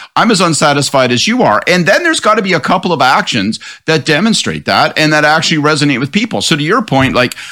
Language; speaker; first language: English; native; English